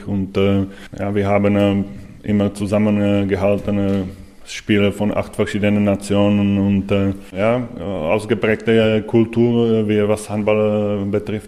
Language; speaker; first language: German; non-native, fluent; Czech